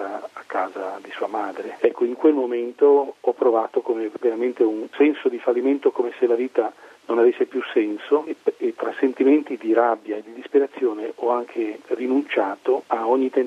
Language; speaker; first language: Italian; native; Italian